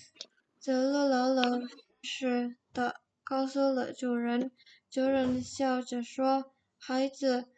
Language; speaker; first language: Chinese; non-native, learner; Indonesian